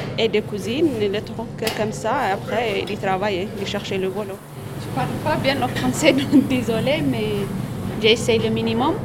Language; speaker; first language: French; non-native, learner; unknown